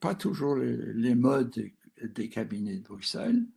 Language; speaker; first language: French; non-native, fluent; English